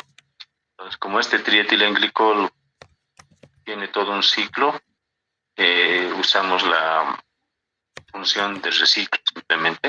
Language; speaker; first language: Spanish; native; Spanish